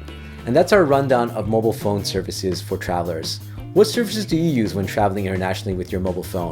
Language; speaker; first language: English; native; English